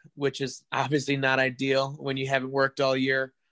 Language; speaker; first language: English; native; English